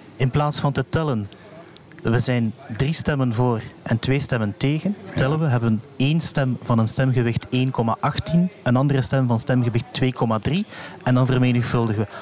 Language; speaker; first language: Dutch; native; Dutch